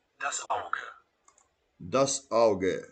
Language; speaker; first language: German; non-native, learner; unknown